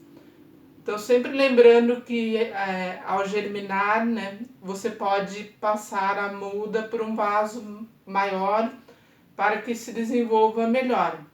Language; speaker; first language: Portuguese; native; Portuguese